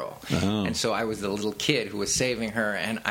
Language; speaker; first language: English; native; English